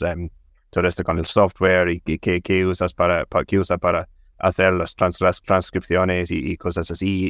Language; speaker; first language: Spanish; non-native, fluent; English